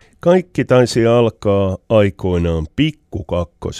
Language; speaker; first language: Finnish; native; Finnish